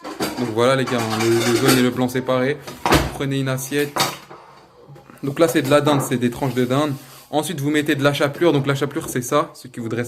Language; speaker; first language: French; native; French